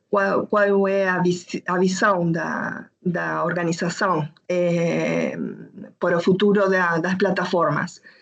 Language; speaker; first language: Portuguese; non-native, learner; Spanish